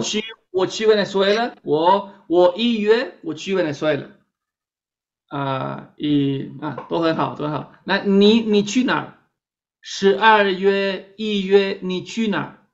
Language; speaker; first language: Chinese; non-native, fluent; Spanish